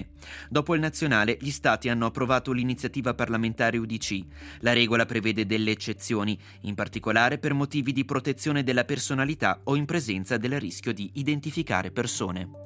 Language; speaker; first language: Italian; native; Italian